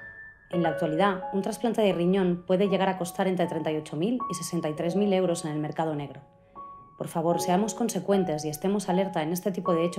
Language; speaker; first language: Spanish; native; Spanish